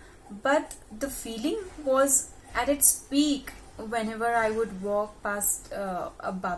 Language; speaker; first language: English; non-native, local second language; Hindi